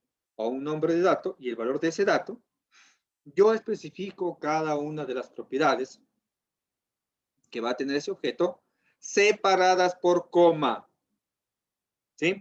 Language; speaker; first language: Spanish; native; Spanish